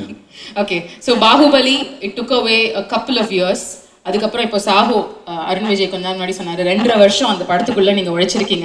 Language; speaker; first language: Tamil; native; Tamil